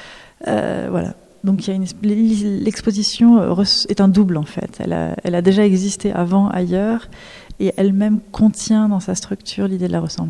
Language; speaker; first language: French; native; French